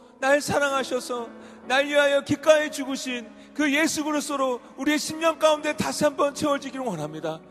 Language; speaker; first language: Korean; native; Korean